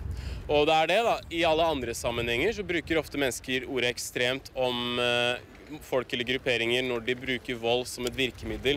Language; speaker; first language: Norwegian; native; Norwegian